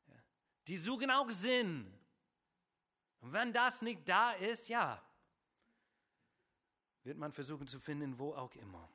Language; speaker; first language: German; non-native, fluent; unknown